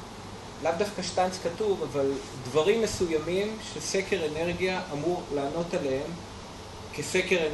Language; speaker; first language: Hebrew; native; Hebrew